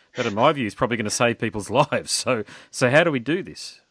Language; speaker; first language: English; native; English